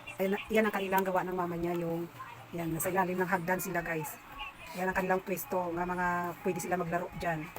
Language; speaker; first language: Filipino; native; Filipino